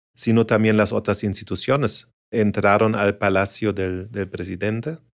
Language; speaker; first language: Spanish; non-native, fluent; German